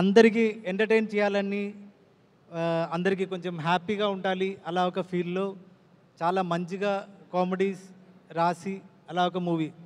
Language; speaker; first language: Telugu; non-native, learner; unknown